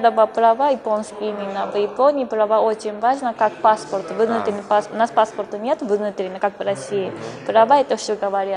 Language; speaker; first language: Russian; non-native, fluent; Japanese